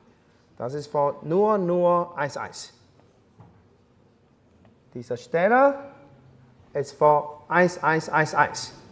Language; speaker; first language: German; non-native, fluent; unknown